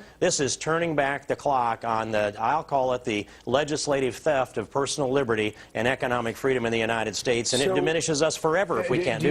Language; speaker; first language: English; native; English